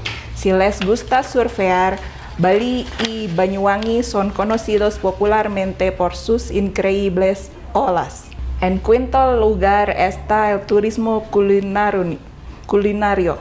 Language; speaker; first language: Spanish; non-native, fluent; Indonesian